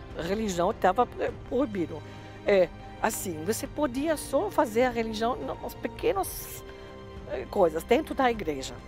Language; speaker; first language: Portuguese; non-native, fluent; German